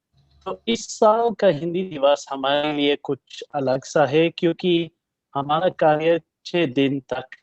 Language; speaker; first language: Hindi; early bilingual, heritage; Hindi